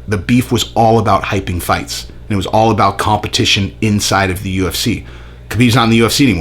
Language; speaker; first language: English; native; English